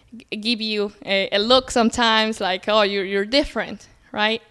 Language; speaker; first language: English; native; English